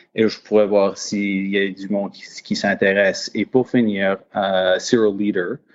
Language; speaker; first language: French; native; French